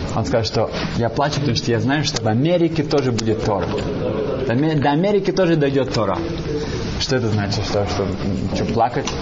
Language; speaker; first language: Russian; early bilingual, heritage; Russian